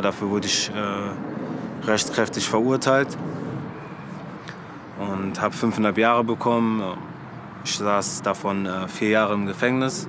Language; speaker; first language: German; early bilingual, other home language; French